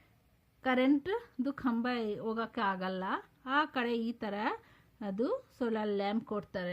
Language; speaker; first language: Kannada; non-native, local second language; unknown